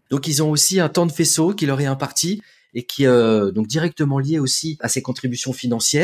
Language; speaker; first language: French; native; French